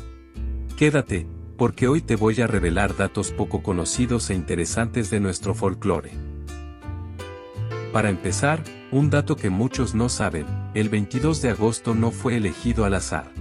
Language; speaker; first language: Spanish; native; Spanish